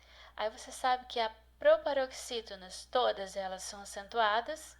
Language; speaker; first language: Portuguese; native; Portuguese